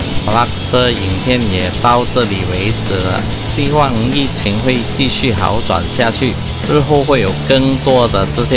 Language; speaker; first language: Chinese; native; Chinese